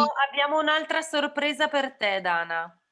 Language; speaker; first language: Italian; native; Italian